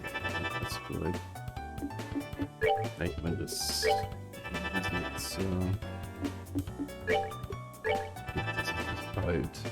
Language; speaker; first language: German; native; German